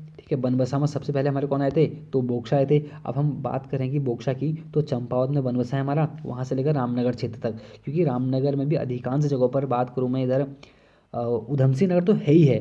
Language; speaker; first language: Hindi; native; Hindi